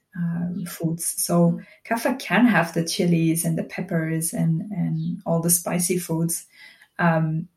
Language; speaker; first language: English; non-native, fluent; Dutch